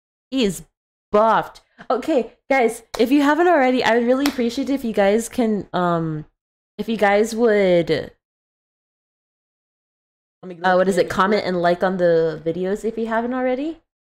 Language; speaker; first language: English; early bilingual, other home language; Spanish